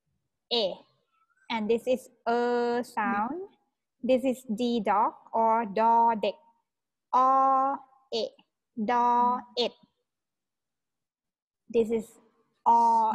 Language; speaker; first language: English; non-native, fluent; Thai